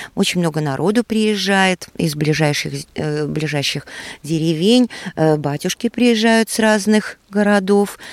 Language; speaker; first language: Russian; native; Russian